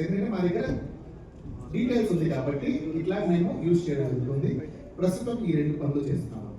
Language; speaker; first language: Telugu; native; Telugu